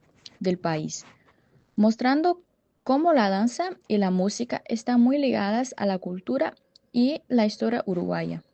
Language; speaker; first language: Spanish; non-native, learner; Portuguese